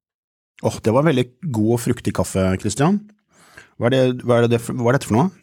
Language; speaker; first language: Norwegian; native; Norwegian